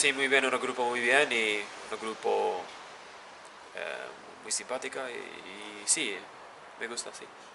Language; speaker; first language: Spanish; non-native, learner; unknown